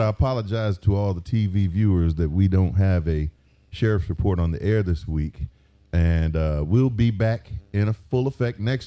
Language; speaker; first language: English; native; English